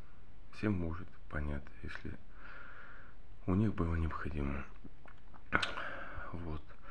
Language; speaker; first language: Russian; non-native, learner; Bulgarian